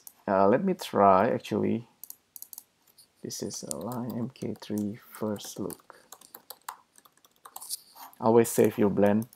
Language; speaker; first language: English; non-native, fluent; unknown